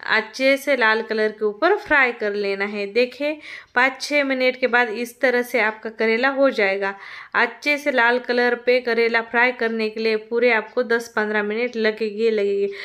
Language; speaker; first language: Hindi; non-native, local second language; Marathi